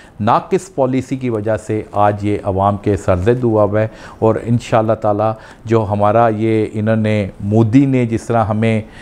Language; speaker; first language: Urdu; non-native, local second language; Punjabi